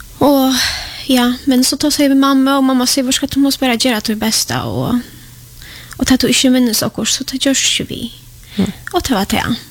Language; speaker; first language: Swedish; non-native, fluent; Polish